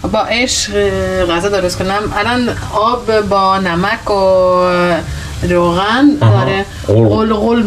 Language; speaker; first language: Persian; non-native, learner; Norwegian